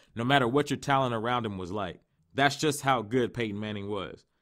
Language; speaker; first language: English; native; English